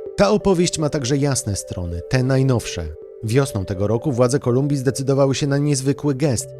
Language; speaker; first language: Polish; native; Polish